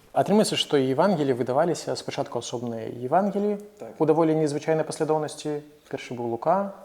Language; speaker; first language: Belarusian; non-native, local second language; Russian